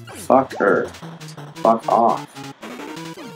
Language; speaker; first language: English; native; English